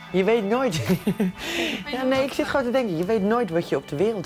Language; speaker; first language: Dutch; native; Dutch